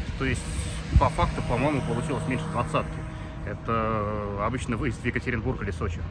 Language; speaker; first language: Russian; native; Russian